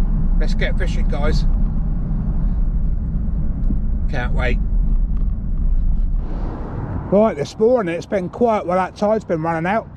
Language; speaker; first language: English; native; English